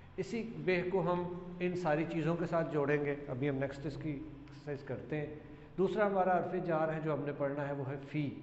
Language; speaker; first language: Urdu; non-native, local second language; Punjabi